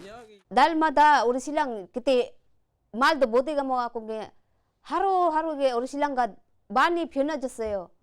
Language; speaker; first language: Korean; non-native, learner; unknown